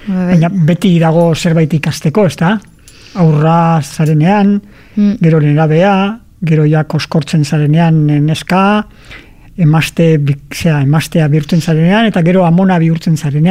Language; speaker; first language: Basque; native; Basque